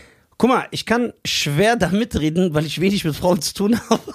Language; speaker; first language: German; early bilingual, other home language; Persian